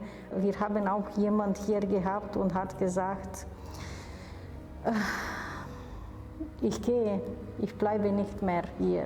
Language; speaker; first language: German; non-native, fluent; Romanian